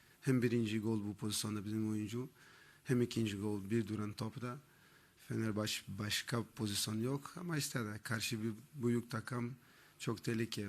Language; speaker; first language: Turkish; non-native, learner; Portuguese